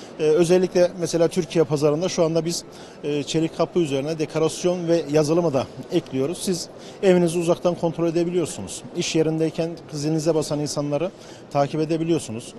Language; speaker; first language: Turkish; native; Turkish